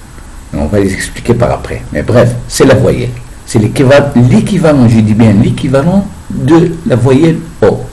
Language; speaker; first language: French; non-native, fluent; Arabic